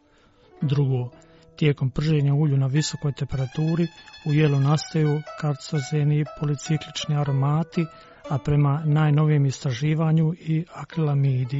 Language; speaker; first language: Croatian; native; Croatian